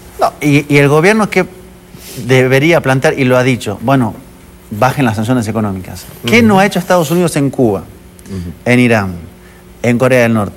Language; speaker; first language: Spanish; native; Spanish